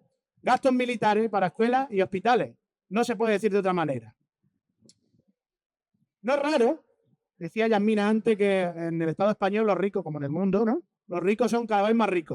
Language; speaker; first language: Spanish; native; Spanish